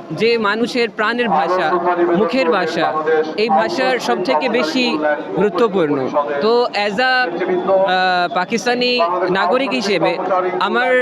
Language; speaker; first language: Bangla; non-native, fluent; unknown